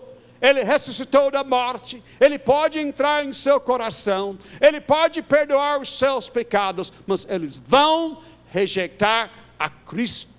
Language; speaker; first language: Portuguese; non-native, fluent; English